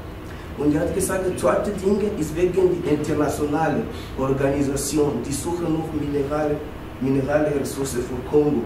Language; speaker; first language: German; non-native, learner; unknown